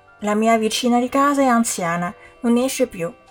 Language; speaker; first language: Italian; non-native, fluent; Chinese